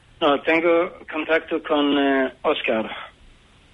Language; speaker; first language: Spanish; non-native, fluent; Swedish